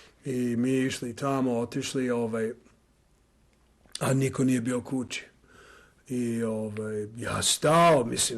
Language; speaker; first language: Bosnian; non-native, learner; English